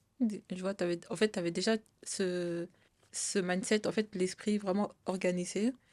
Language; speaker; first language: French; native; French